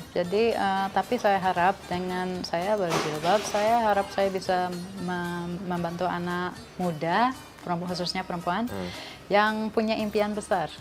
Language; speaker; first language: Indonesian; non-native, fluent; English